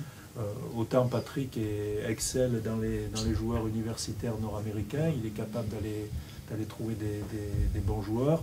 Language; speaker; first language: French; native; French